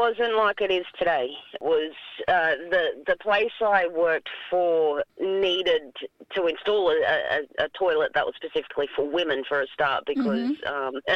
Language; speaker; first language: English; native; English